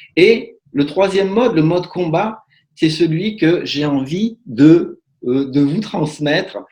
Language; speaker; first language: French; native; French